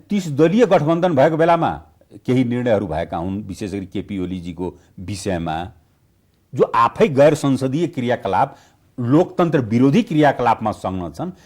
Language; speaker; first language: Nepali; non-native, local second language; Bhojpuri